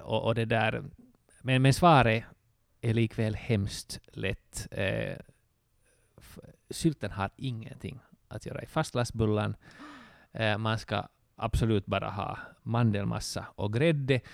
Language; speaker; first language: Swedish; native; Swedish